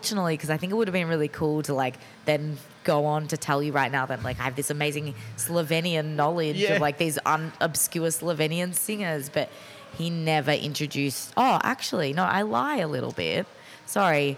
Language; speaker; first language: English; native; English